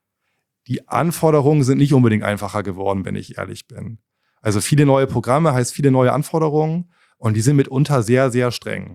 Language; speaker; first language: German; native; German